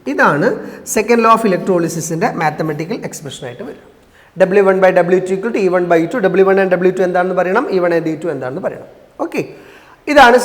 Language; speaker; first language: Malayalam; native; Malayalam